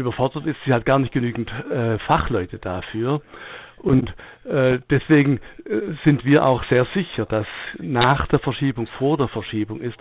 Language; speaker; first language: German; native; German